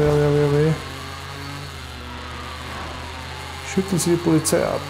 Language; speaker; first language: German; native; German